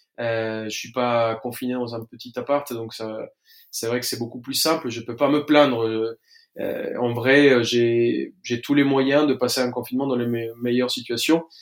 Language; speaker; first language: French; non-native, fluent; Spanish